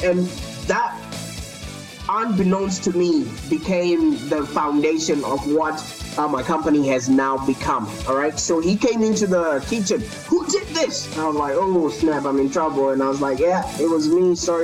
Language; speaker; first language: English; non-native, local second language; Shona